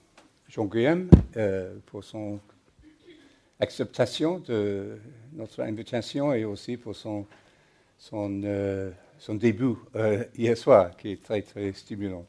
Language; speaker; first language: French; non-native, learner; English